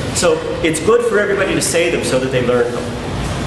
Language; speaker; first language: English; native; English